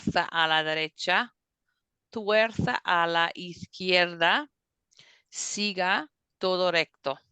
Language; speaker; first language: Spanish; non-native, fluent; English